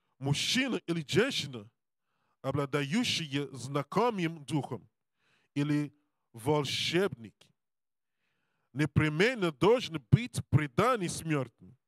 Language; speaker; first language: Russian; non-native, learner; Serbian